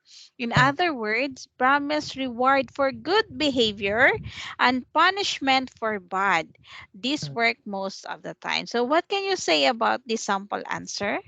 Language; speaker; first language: English; non-native, fluent; Vietnamese